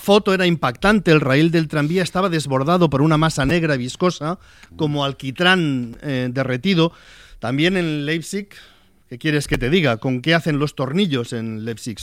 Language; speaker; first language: Spanish; native; Spanish